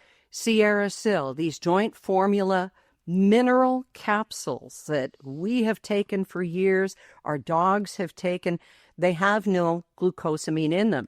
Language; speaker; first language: English; native; English